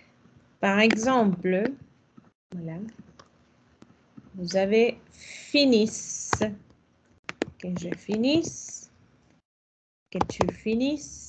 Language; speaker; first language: French; non-native, fluent; Spanish